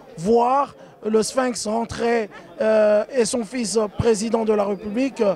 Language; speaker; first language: French; non-native, local second language; Lingala